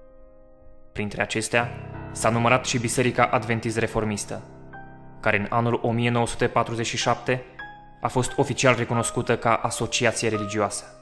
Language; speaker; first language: Romanian; native; Romanian